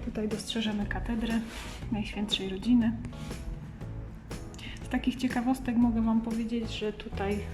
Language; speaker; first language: Polish; native; Polish